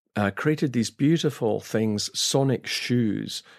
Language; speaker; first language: English; native; English